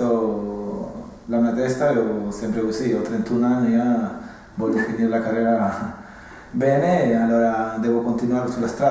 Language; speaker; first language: Italian; non-native, fluent; Spanish